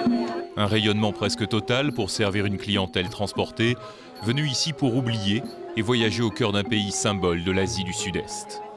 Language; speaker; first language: French; native; French